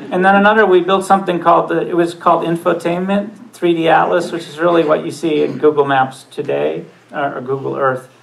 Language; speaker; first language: English; native; English